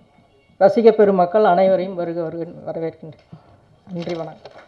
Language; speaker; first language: Tamil; native; Tamil